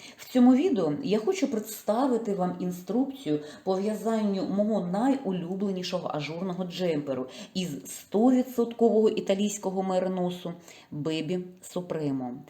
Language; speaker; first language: Ukrainian; non-native, local second language; Russian